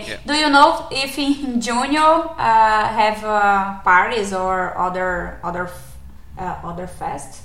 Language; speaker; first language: English; non-native, learner; Portuguese